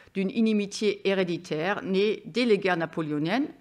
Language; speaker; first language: French; non-native, fluent; German